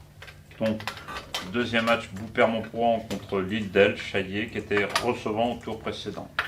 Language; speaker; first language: French; native; French